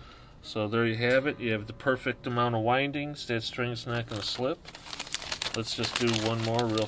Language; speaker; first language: English; native; English